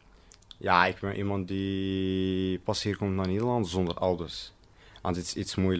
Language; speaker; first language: Dutch; non-native, learner; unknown